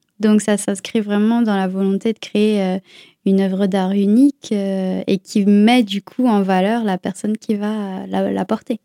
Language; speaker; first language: French; native; French